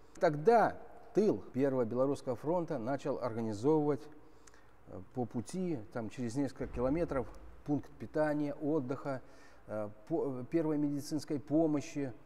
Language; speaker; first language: Russian; native; Russian